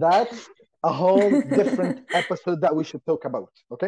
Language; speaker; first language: English; non-native, fluent; Arabic